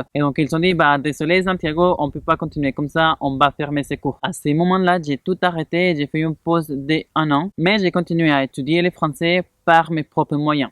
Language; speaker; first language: French; non-native, fluent; Spanish